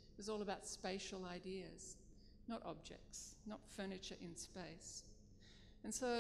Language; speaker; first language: English; native; English